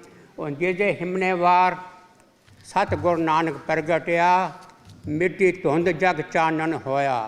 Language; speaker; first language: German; non-native, fluent; Punjabi